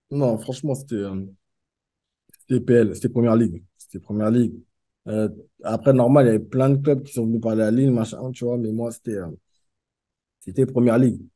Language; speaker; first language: French; native; French